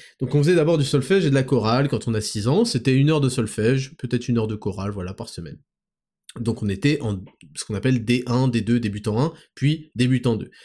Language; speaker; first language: French; native; French